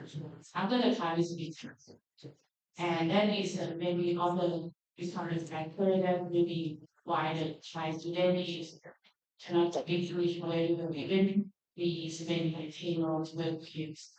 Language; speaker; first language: English; non-native, learner; Thai